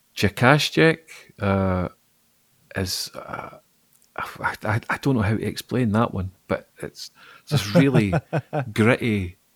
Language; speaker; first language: English; native; English